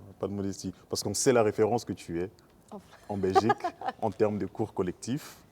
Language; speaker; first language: French; native; French